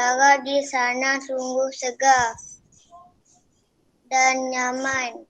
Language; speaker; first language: Indonesian; non-native, local second language; Chinese